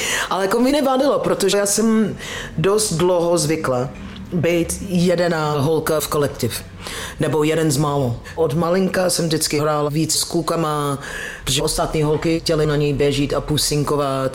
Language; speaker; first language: Czech; non-native, fluent; English